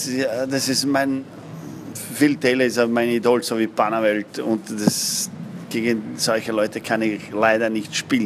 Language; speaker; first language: German; non-native, learner; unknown